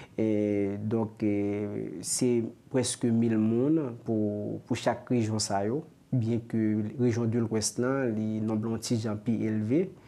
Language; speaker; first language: French; non-native, local second language; Haitian Creole